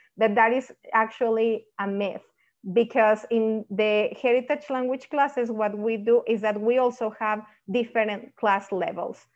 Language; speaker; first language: English; non-native, fluent; Spanish